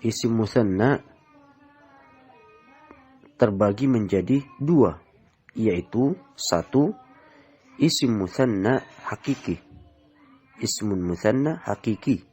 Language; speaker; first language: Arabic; non-native, fluent; Indonesian